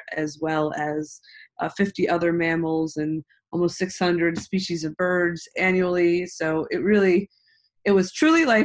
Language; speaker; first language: English; native; English